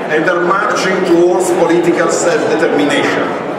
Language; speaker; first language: English; non-native, fluent; Italian